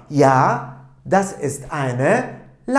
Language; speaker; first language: German; non-native, fluent; Turkish